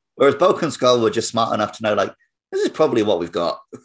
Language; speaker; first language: English; native; English